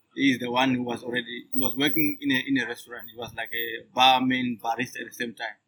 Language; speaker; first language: English; non-native, local second language; Shona